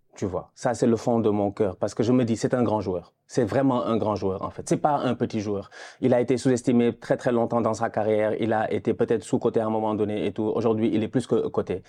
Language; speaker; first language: French; non-native, local second language; Wolof